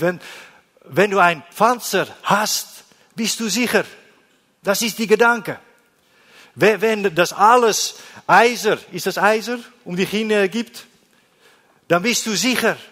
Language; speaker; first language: German; non-native, learner; Dutch